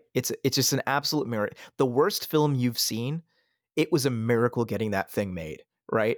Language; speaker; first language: English; native; English